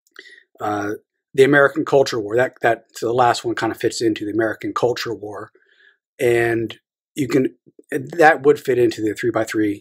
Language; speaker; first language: English; native; English